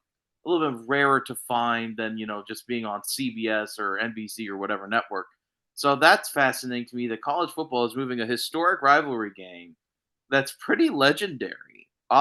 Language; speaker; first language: English; native; English